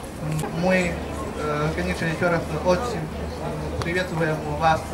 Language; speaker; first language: Russian; non-native, fluent; Chinese